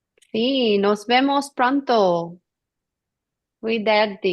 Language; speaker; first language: Spanish; non-native, learner; English